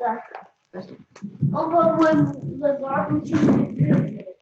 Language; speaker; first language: Russian; early bilingual, heritage; Russian